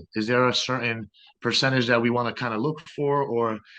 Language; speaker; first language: English; native; English